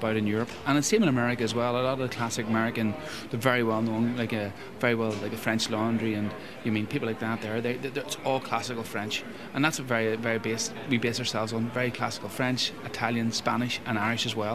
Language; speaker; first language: English; native; English